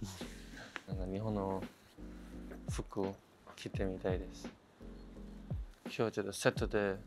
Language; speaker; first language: Japanese; non-native, fluent; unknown